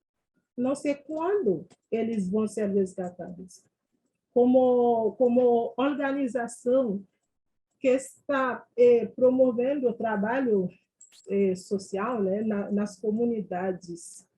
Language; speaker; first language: Portuguese; non-native, fluent; Haitian Creole